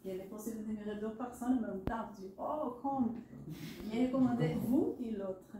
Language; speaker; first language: French; non-native, learner; Portuguese